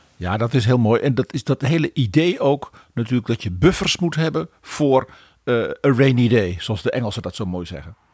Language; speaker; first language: Dutch; native; Dutch